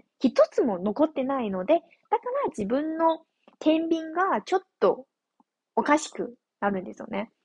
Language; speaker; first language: Japanese; non-native, fluent; Chinese